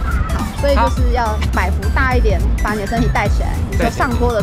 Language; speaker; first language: Chinese; native; Chinese